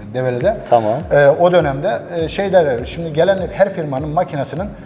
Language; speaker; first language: Turkish; native; Turkish